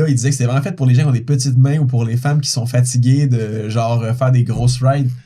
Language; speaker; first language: French; native; French